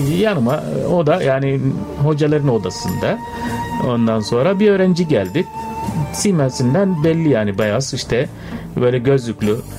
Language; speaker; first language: Turkish; non-native, fluent; Arabic